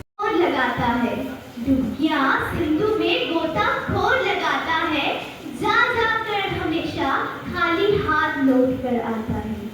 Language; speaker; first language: Hindi; native; Hindi